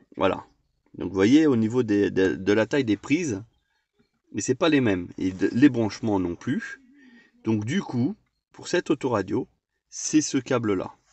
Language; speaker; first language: French; native; French